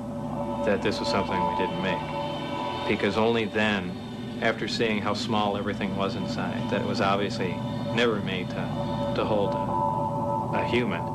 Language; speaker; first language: English; native; English